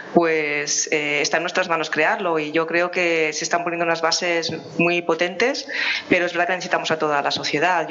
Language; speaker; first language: Spanish; native; Spanish